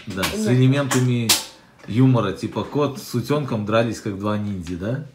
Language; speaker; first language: Russian; native; Russian